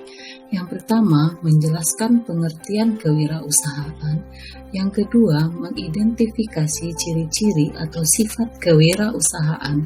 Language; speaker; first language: Indonesian; native; Indonesian